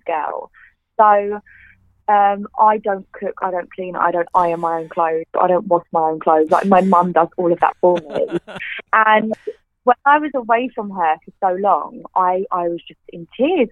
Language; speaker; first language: English; native; English